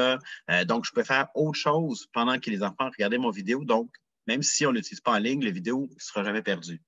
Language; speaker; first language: French; native; French